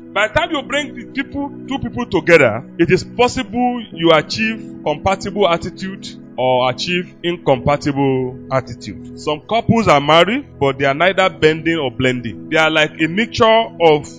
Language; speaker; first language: English; non-native, local second language; Yoruba